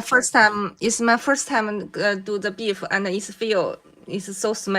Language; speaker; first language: English; non-native, learner; Chinese